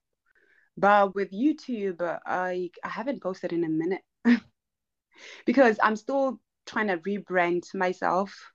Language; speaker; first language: English; non-native, local second language; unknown